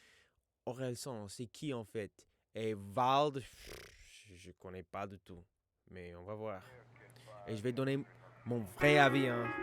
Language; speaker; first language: French; non-native, fluent; English